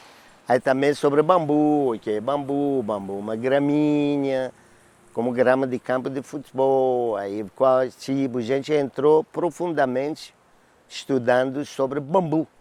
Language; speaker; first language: Portuguese; non-native, learner; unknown